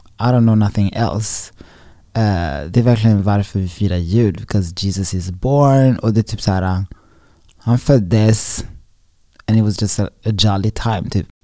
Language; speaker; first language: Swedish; early bilingual, other home language; Rundi